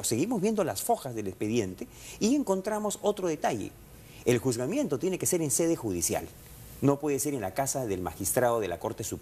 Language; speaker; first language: Spanish; native; Spanish